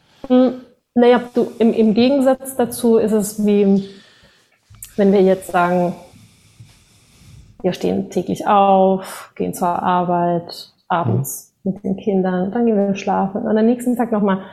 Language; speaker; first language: German; non-native, fluent; Spanish